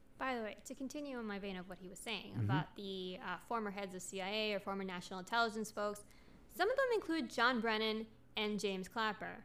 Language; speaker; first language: English; early bilingual, other home language; Spanish